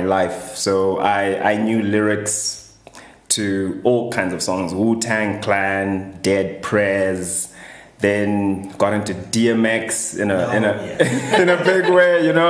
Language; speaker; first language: English; non-native, local second language; Shona